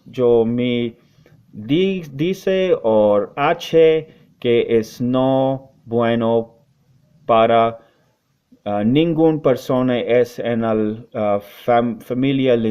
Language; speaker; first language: Spanish; non-native, learner; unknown